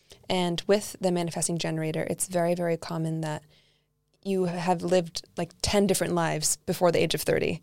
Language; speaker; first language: English; early bilingual, other home language; Icelandic